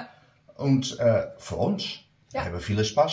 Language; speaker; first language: German; non-native, fluent; Dutch